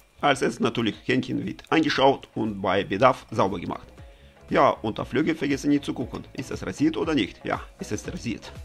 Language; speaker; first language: German; non-native, learner; Russian